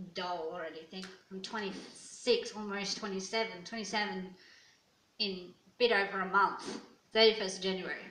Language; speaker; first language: English; native; English